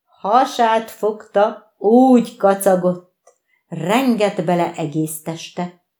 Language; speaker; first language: Hungarian; native; Hungarian